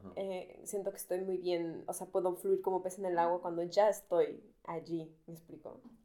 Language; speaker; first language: Spanish; native; Spanish